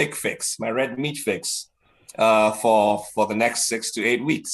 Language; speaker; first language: English; non-native, local second language; Yoruba